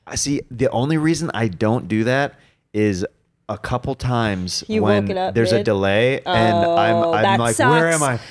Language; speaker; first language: English; native; English